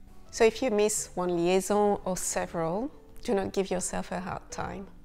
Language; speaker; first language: English; non-native, fluent; French